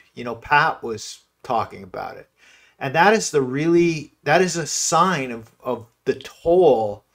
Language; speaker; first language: English; native; English